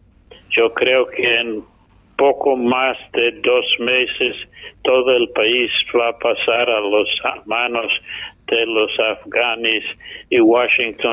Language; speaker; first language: Spanish; non-native, fluent; English